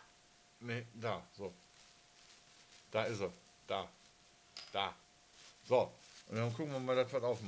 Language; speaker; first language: German; native; German